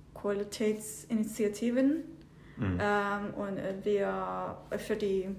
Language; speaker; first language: German; non-native, fluent; Turkish